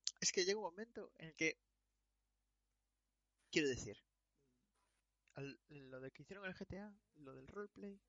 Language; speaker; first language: Spanish; native; Spanish